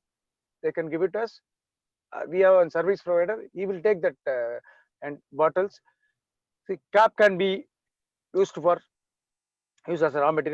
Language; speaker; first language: English; non-native, local second language; Tamil